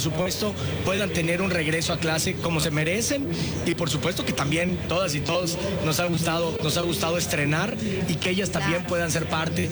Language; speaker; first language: Spanish; native; Spanish